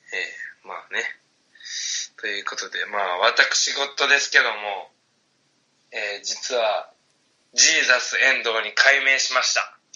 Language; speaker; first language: Japanese; native; Japanese